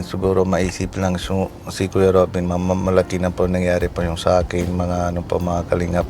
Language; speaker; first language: Filipino; non-native, learner; Punjabi